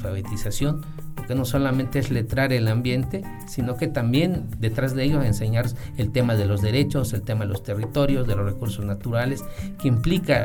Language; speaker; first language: Spanish; native; Spanish